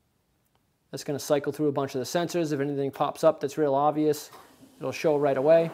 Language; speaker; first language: English; native; English